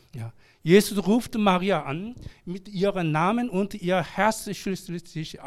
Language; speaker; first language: German; non-native, learner; Korean